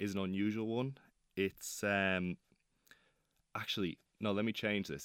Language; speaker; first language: English; native; English